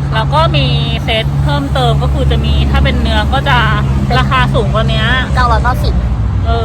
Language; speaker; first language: Thai; native; Thai